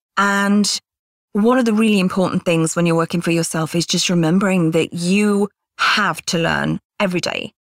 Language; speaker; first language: English; native; English